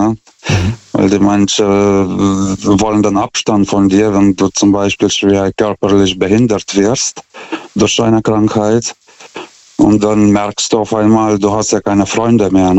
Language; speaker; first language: German; non-native, fluent; Lithuanian